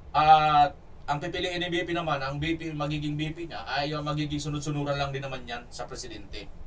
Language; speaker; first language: Filipino; non-native, local second language; Cebuano